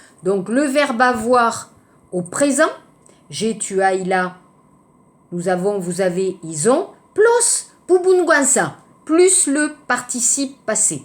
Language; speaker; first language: French; native; French